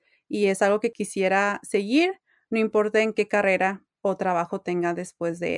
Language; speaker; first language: Spanish; early bilingual, heritage; English